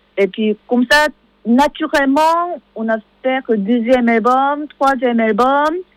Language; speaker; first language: French; non-native, learner; Korean